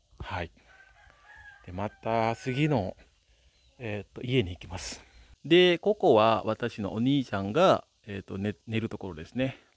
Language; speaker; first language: Japanese; non-native, fluent; Balinese